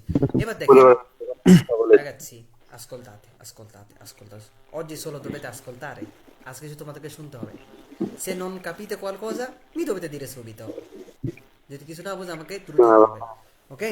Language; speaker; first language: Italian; non-native, fluent; Bangla